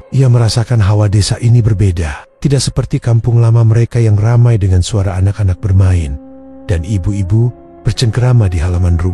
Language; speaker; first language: Indonesian; native; Indonesian